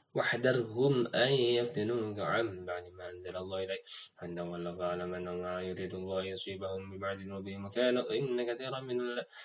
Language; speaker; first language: Arabic; non-native, learner; Indonesian